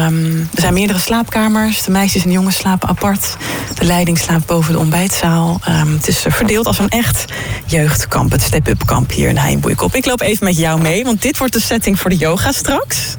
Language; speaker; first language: Dutch; native; Dutch